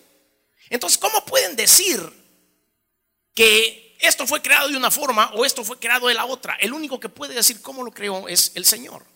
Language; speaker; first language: Spanish; native; Spanish